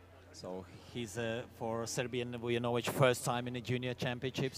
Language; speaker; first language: English; non-native, fluent; Latvian